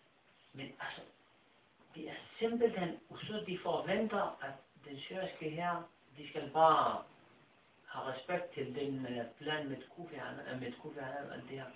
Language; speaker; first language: Danish; non-native, fluent; Arabic